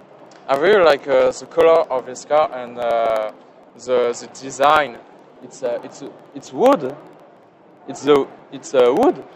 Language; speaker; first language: English; non-native, learner; French